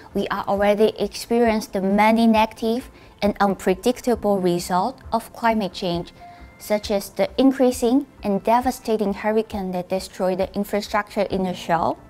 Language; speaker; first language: English; non-native, fluent; Chinese